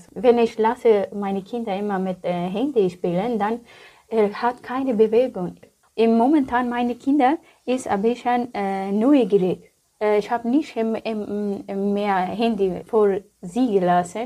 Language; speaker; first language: German; non-native, learner; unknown